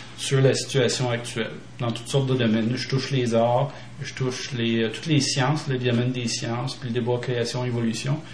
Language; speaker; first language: French; native; French